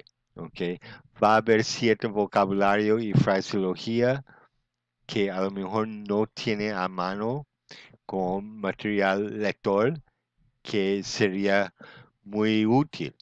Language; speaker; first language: Spanish; non-native, fluent; English